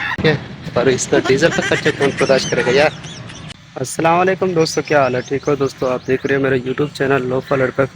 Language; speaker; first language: Urdu; non-native, local second language; Saraiki